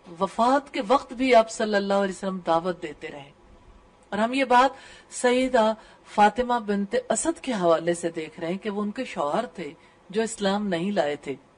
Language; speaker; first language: Urdu; native; Urdu